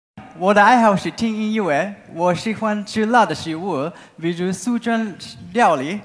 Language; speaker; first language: Chinese; non-native, learner; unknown